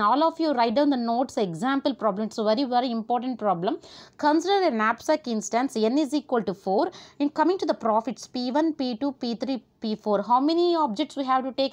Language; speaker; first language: English; non-native, local second language; Telugu